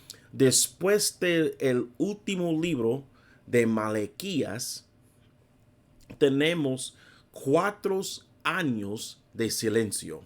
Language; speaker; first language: Spanish; non-native, fluent; English